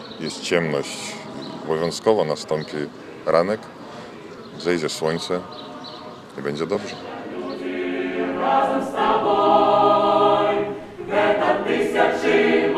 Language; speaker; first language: Polish; non-native, fluent; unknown